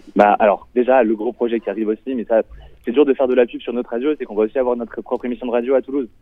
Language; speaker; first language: French; native; French